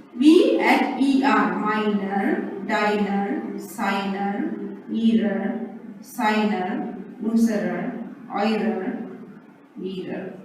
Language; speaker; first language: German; non-native, fluent; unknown